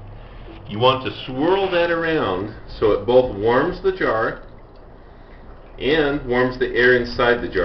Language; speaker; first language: English; native; English